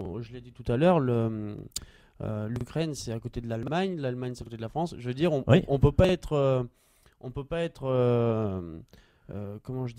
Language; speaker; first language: French; native; French